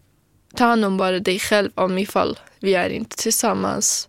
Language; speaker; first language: Swedish; non-native, fluent; Kurdish